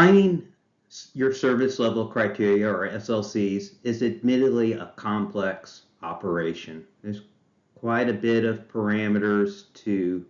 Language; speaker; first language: English; native; English